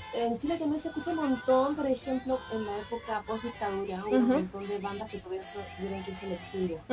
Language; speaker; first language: Spanish; native; Spanish